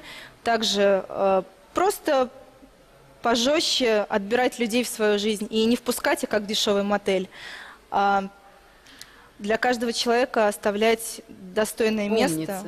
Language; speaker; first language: Russian; native; Russian